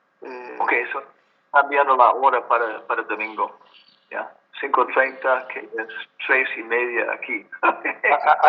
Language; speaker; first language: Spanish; non-native, learner; English